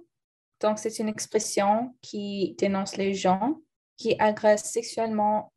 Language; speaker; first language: French; non-native, learner; English